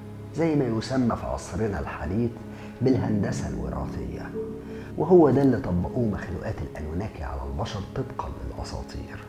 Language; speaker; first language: Arabic; native; Arabic